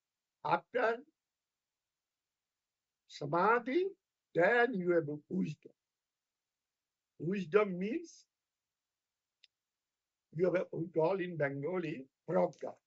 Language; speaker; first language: English; non-native, fluent; Bangla